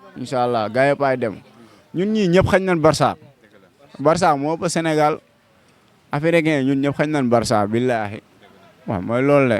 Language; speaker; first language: Wolof; native; Wolof